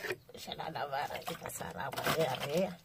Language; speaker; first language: Portuguese; non-native, local second language; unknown